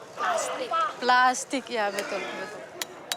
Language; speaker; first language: Indonesian; non-native, learner; French